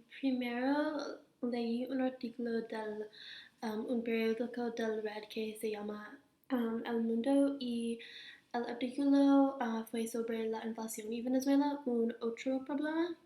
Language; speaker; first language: Spanish; non-native, learner; English